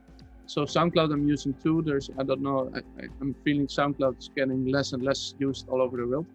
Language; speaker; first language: English; non-native, fluent; Dutch